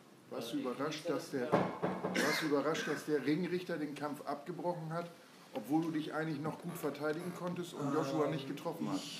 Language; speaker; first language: German; native; German